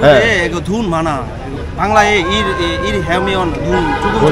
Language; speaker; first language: Korean; non-native, learner; Bangla